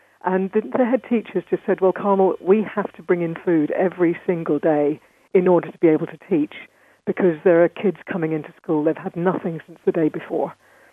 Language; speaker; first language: English; native; English